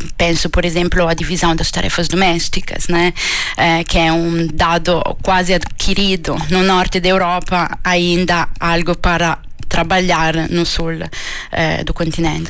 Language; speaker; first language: Portuguese; non-native, fluent; Italian